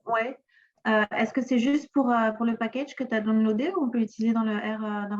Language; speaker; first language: French; native; French